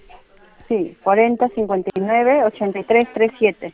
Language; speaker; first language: Spanish; native; Spanish